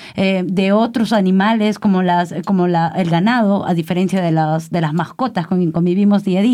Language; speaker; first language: Spanish; native; Spanish